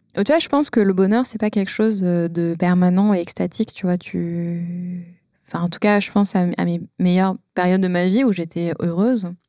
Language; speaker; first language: French; native; French